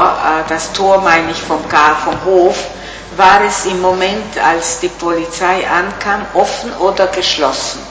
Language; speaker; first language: German; non-native, fluent; Italian